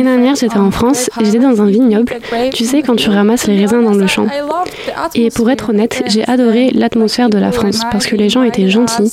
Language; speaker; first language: French; non-native, fluent; Polish